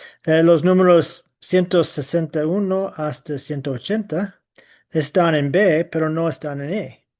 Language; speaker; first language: Spanish; non-native, fluent; English